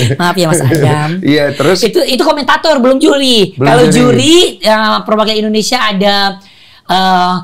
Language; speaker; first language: Indonesian; non-native, fluent; Thai